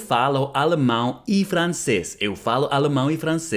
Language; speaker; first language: Portuguese; non-native, learner; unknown